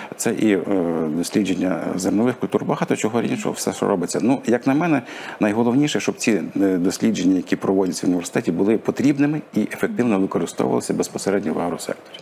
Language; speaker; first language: Ukrainian; native; Ukrainian